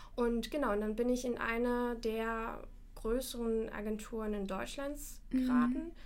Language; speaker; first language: German; non-native, fluent; Russian